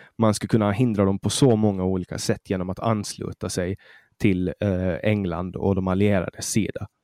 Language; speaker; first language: Swedish; native; Swedish